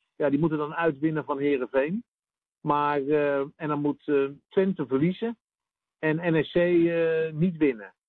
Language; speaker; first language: Dutch; native; Dutch